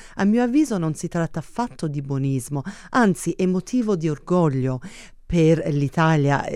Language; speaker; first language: Italian; early bilingual, heritage; Italian